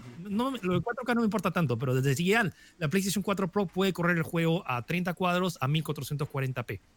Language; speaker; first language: Spanish; early bilingual, other home language; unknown